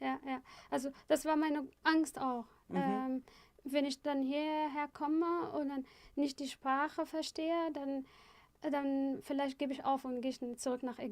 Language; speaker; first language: German; non-native, fluent; Arabic